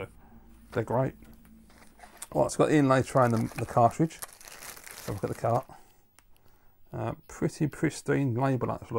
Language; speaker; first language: English; native; English